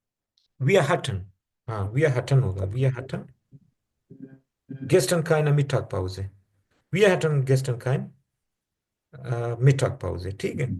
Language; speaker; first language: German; non-native, fluent; Urdu